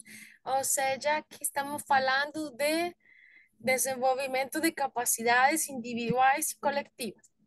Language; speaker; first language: Portuguese; non-native, learner; Spanish